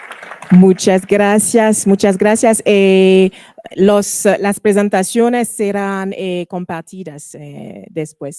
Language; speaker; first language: Spanish; non-native, learner; French